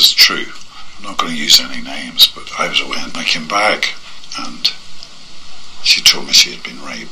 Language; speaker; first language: English; native; English